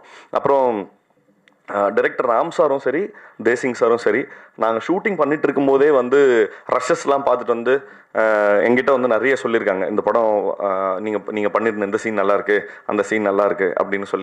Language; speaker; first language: Tamil; native; Tamil